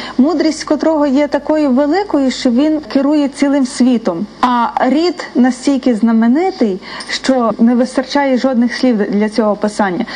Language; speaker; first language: Ukrainian; native; Ukrainian